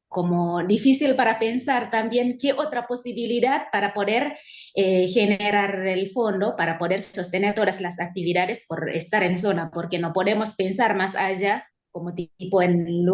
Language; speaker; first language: Spanish; non-native, learner; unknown